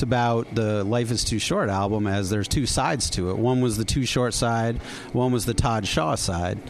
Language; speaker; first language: English; native; English